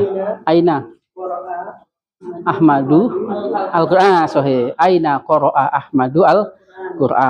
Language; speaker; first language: Arabic; non-native, fluent; Indonesian